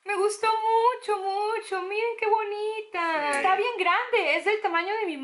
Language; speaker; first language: Spanish; native; Spanish